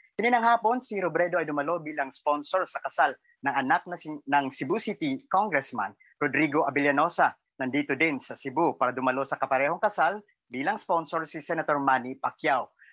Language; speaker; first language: Filipino; non-native, local second language; Cebuano